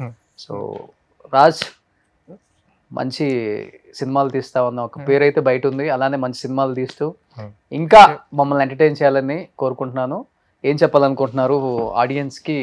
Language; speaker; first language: Telugu; native; Telugu